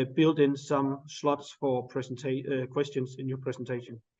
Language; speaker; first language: English; non-native, fluent; Danish